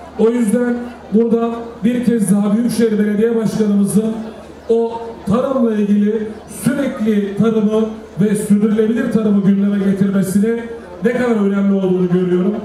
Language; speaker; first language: Turkish; native; Turkish